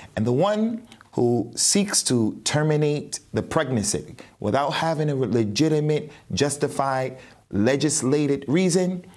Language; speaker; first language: English; native; English